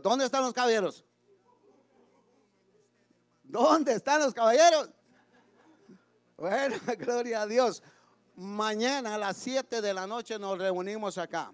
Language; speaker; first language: Spanish; native; Spanish